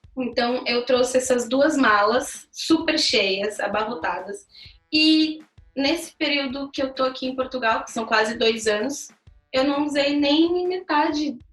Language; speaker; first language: Portuguese; native; Portuguese